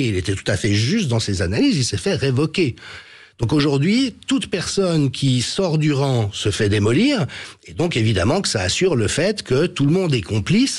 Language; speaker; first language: French; native; French